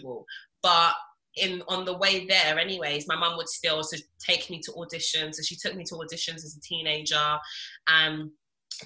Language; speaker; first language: English; early bilingual, other home language; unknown